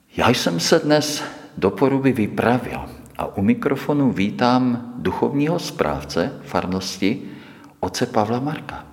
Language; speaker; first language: Czech; native; Czech